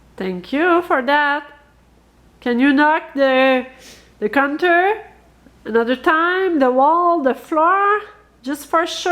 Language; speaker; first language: English; non-native, learner; French